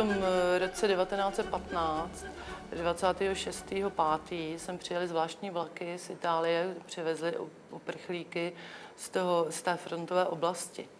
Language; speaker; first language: Czech; native; Czech